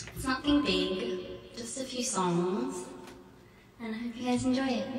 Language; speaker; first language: English; early bilingual, other home language; Korean